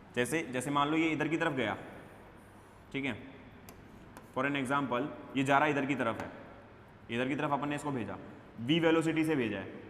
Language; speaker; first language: Hindi; native; Hindi